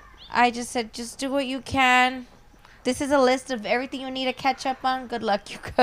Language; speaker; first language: English; early bilingual, other home language; Spanish